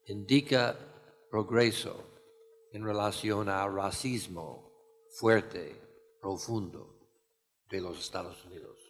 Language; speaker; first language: Spanish; non-native, fluent; English